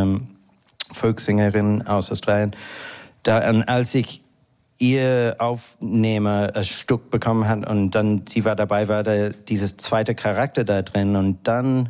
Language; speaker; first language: German; non-native, fluent; English